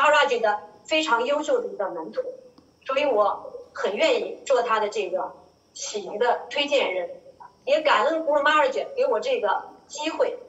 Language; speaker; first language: Chinese; native; Chinese